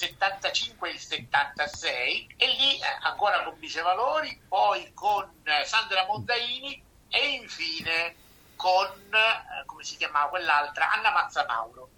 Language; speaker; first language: Italian; native; Italian